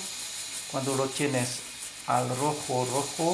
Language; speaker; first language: Spanish; non-native, fluent; French